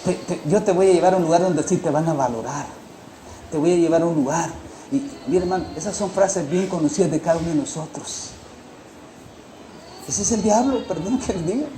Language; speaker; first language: Spanish; native; Spanish